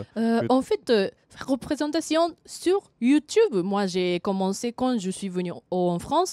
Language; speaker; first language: French; non-native, fluent; Japanese